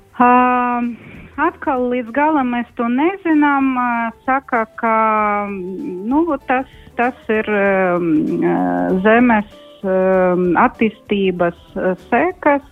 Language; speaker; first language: Latvian; non-native, local second language; Russian